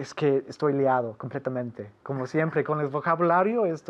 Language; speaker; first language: Spanish; non-native, fluent; English